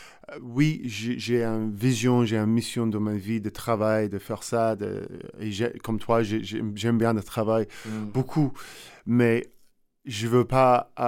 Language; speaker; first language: French; non-native, learner; English